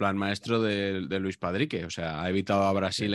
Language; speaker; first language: Spanish; native; Spanish